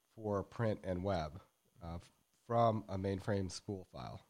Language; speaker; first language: English; native; English